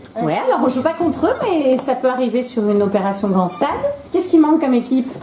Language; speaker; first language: French; native; French